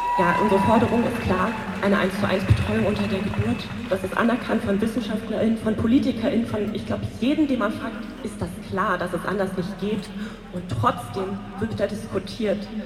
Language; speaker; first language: German; native; German